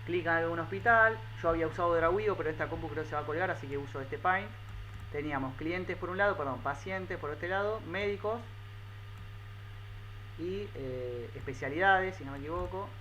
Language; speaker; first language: Spanish; native; Spanish